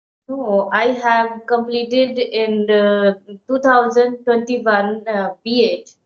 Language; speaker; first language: English; non-native, learner; Hindi